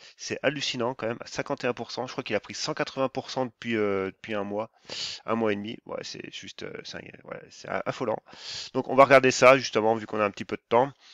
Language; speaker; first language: French; native; French